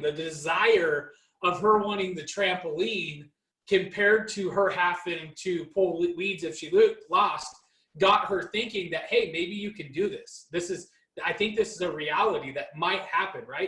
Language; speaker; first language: English; native; English